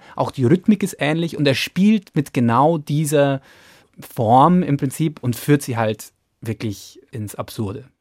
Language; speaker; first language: German; native; German